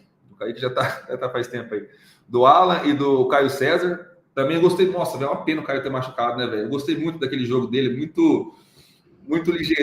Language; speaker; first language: Portuguese; native; Portuguese